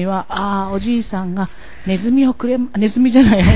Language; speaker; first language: Japanese; native; Japanese